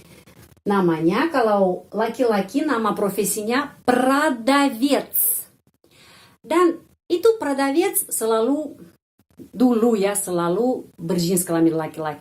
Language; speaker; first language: Indonesian; non-native, fluent; Russian